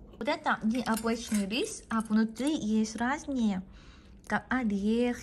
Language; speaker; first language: Russian; non-native, learner; Korean